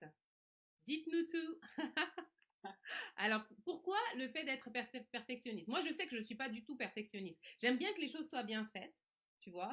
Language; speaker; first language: French; native; French